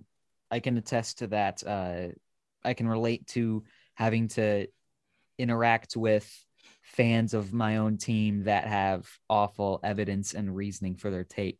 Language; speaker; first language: English; native; English